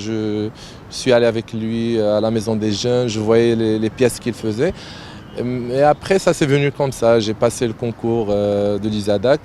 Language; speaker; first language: French; non-native, local second language; Arabic